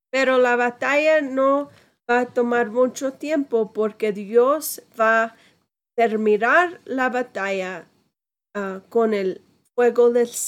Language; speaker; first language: Spanish; non-native, fluent; English